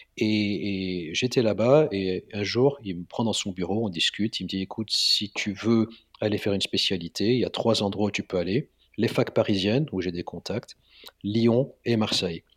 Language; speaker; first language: French; non-native, local second language; Arabic